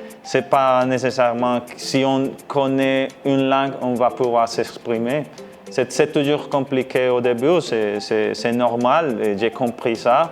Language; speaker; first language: French; non-native, fluent; Spanish